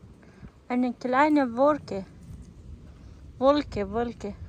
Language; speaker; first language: German; non-native, learner; Persian